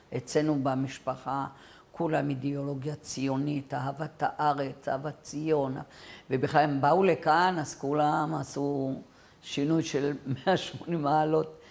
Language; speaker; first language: Hebrew; early bilingual, other home language; French